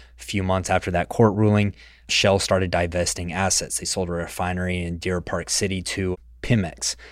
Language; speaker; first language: English; native; English